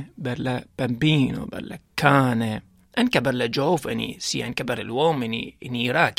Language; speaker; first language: Italian; non-native, learner; Arabic